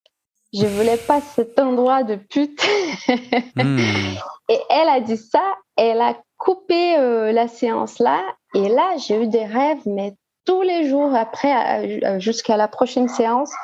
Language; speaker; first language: French; non-native, fluent; Portuguese